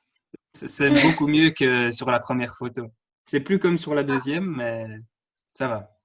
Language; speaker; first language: French; native; French